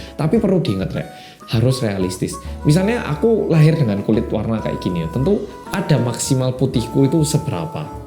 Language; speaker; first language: Indonesian; non-native, fluent; Korean